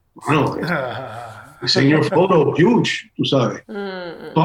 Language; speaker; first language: Spanish; early bilingual, heritage; Spanish